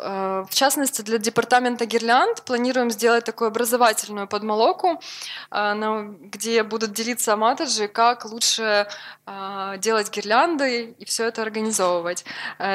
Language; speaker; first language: Russian; native; Russian